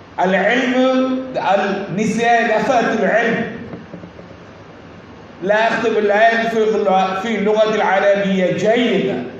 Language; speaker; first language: Arabic; non-native, learner; Bangla